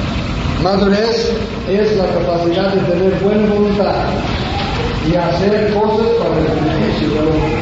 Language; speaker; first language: Spanish; non-native, fluent; English